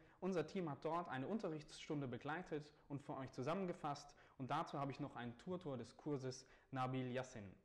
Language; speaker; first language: German; native; German